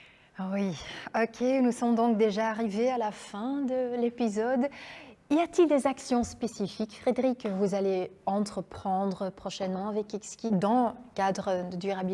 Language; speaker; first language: French; non-native, local second language; Dutch